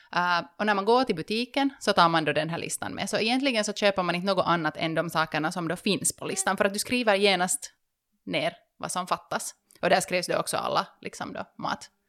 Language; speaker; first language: Swedish; native; Swedish